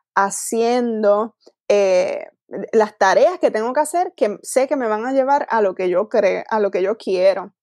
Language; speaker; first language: Spanish; native; Spanish